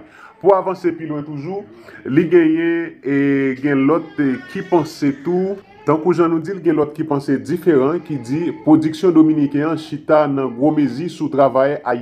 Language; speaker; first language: Haitian Creole; native; Haitian Creole